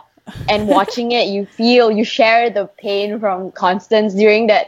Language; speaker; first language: English; non-native, local second language; Chinese